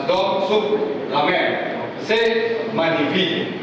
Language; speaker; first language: French; non-native, learner; Indonesian